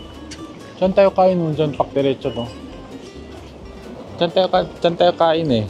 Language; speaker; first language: Filipino; non-native, learner; Korean